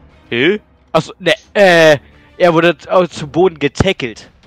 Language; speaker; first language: German; native; German